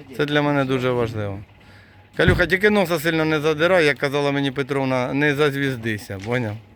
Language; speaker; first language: Ukrainian; native; Ukrainian